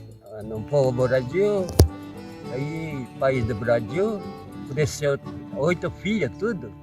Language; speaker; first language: Portuguese; non-native, learner; Japanese